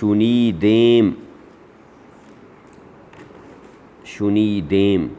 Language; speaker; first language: Persian; non-native, fluent; Urdu